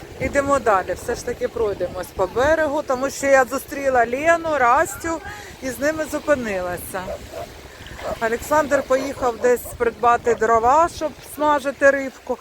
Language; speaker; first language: Ukrainian; non-native, local second language; Russian